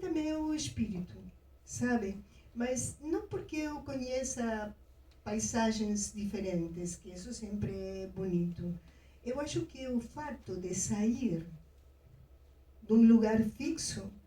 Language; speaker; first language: Portuguese; non-native, fluent; Spanish